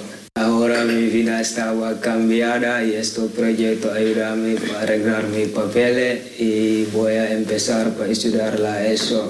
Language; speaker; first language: Spanish; non-native, learner; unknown